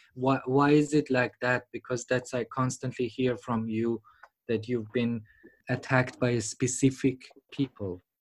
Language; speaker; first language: English; non-native, fluent; Persian